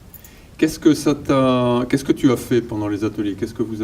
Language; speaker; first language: French; native; French